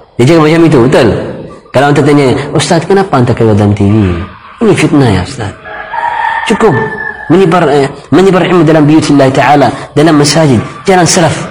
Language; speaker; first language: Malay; non-native, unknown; Arabic